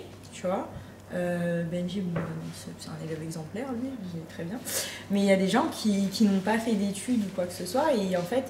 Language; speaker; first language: French; native; French